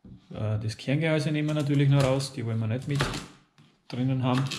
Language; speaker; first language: German; native; German